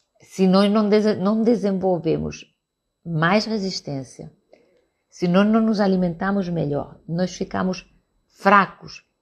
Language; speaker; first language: Portuguese; non-native, fluent; Catalan